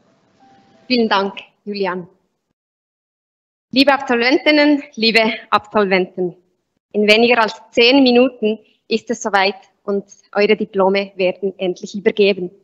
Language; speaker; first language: German; native; German